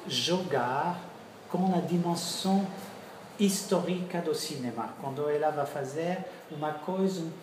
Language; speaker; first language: Portuguese; non-native, fluent; French